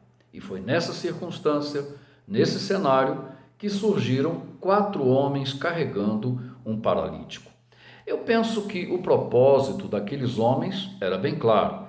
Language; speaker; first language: Portuguese; native; Portuguese